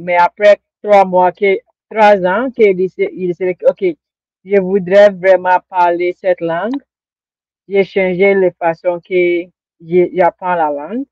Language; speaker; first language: French; non-native, learner; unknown